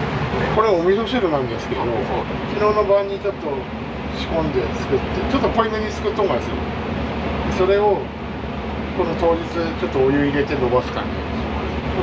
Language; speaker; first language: Japanese; native; Japanese